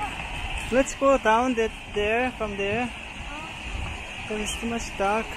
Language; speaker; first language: English; non-native, learner; Korean